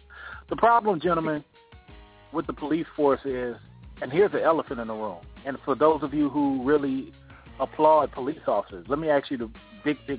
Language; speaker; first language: English; native; English